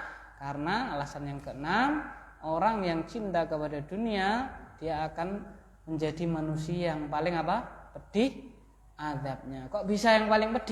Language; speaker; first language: Indonesian; native; Indonesian